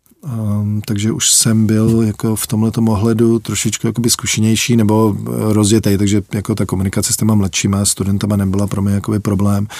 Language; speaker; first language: Czech; early bilingual, heritage; Czech